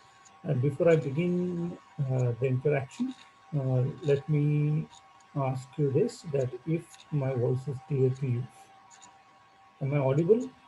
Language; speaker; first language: English; non-native, local second language; Marathi